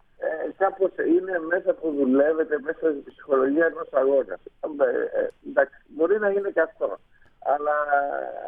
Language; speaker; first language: Greek; non-native, fluent; Spanish